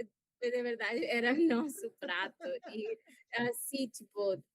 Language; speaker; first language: Portuguese; non-native, learner; Spanish